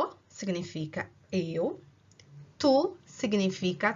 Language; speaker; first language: Spanish; non-native, fluent; Portuguese